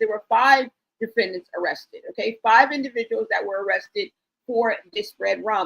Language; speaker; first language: English; native; English